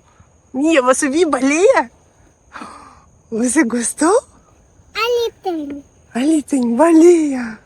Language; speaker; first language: Portuguese; non-native, learner; Russian